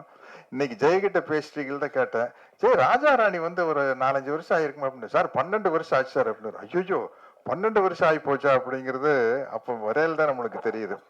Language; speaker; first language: Tamil; native; Tamil